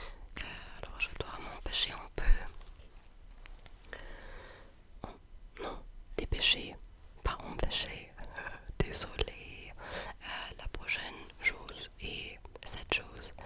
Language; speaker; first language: French; non-native, learner; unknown